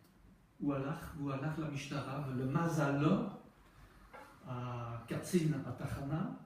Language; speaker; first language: Hebrew; non-native, fluent; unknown